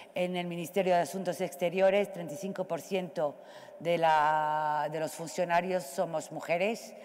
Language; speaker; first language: Spanish; non-native, fluent; Arabic